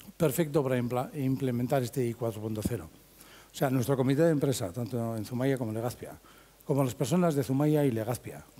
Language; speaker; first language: Spanish; native; Spanish